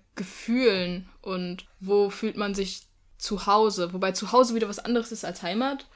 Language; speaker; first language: German; native; German